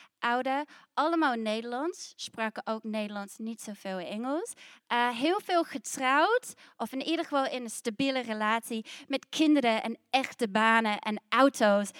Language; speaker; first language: Dutch; non-native, fluent; English